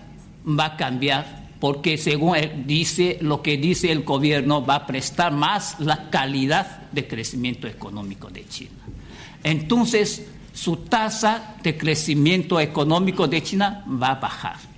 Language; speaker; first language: Spanish; non-native, fluent; Chinese